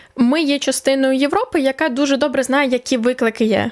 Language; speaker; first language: Ukrainian; native; Ukrainian